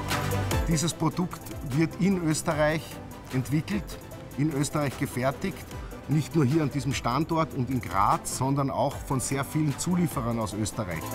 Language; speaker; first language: German; native; German